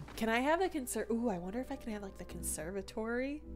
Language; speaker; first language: English; native; English